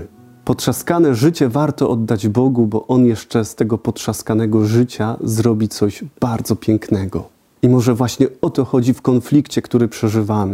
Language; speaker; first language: Polish; native; Polish